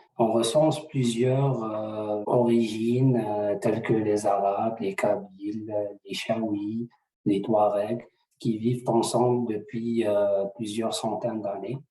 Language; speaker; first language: French; non-native, local second language; Arabic